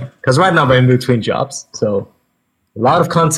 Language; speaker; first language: English; non-native, fluent; Danish